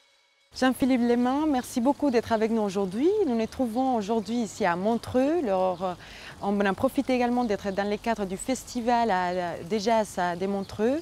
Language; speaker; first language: French; native; French